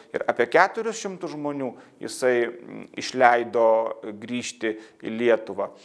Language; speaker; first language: Lithuanian; native; Lithuanian